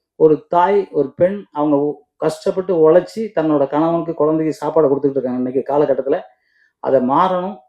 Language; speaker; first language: Tamil; native; Tamil